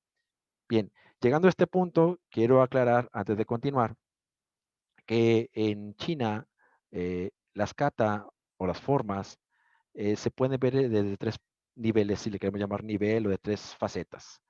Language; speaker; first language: Spanish; native; Spanish